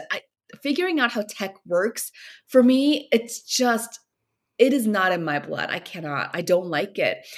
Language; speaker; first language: English; early bilingual, other home language; Korean